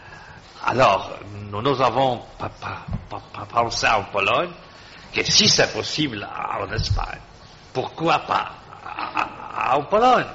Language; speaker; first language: French; non-native, fluent; Polish